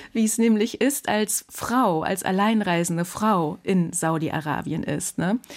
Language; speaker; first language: German; native; German